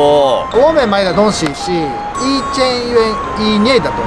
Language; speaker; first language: Chinese; non-native, fluent; Japanese